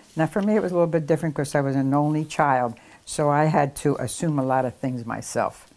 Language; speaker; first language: English; native; English